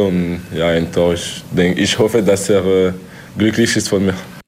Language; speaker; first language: German; non-native, local second language; French